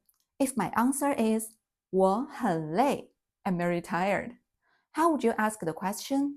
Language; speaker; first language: English; non-native, fluent; Chinese